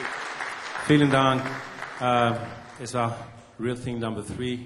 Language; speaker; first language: German; non-native, learner; French